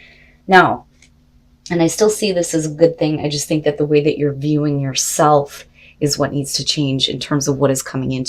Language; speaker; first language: English; native; English